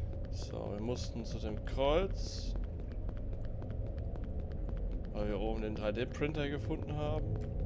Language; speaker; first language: German; native; German